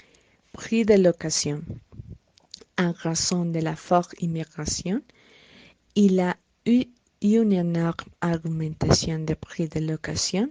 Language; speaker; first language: French; non-native, learner; Spanish